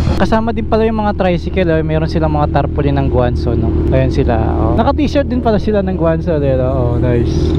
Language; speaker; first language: Filipino; non-native, local second language; Pampanga